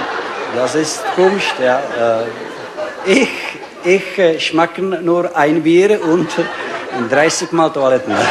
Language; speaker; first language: German; non-native, learner; Czech